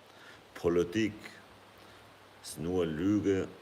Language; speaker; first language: German; non-native, fluent; Kurdish